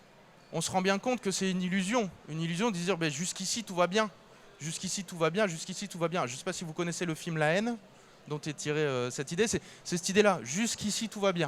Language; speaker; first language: French; native; French